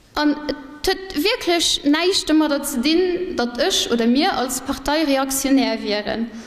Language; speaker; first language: Luxembourgish; early bilingual, other home language; Portuguese